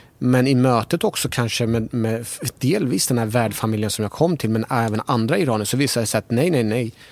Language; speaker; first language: Swedish; early bilingual, other home language; Persian